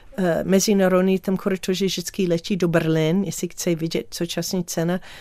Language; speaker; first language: Czech; non-native, learner; English